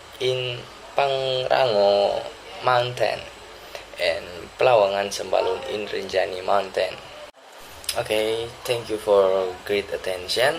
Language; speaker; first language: English; non-native, learner; Indonesian